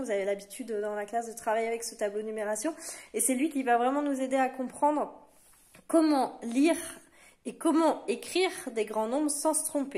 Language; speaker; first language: French; native; French